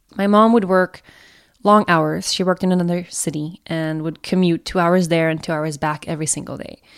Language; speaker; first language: English; non-native, fluent; Swedish